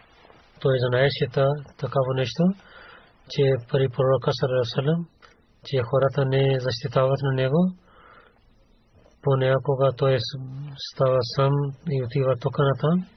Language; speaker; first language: Bulgarian; non-native, learner; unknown